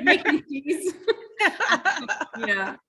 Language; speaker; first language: English; non-native, learner; Arabic